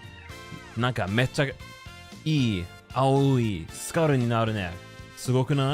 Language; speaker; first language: Japanese; non-native, learner; English